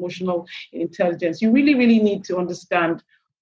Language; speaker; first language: English; non-native, local second language; Yoruba